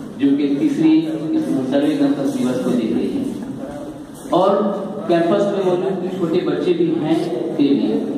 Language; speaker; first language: Hindi; native; Hindi